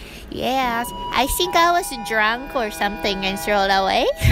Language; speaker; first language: English; non-native, fluent; Japanese